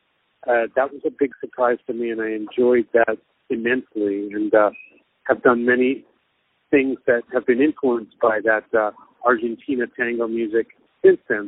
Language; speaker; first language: English; native; English